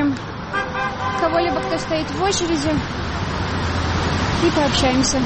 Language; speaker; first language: Russian; native; Russian